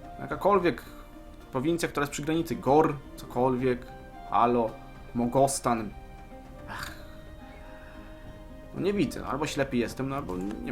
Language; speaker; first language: Polish; native; Polish